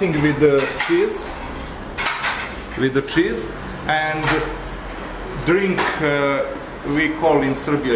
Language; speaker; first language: English; non-native, learner; Serbian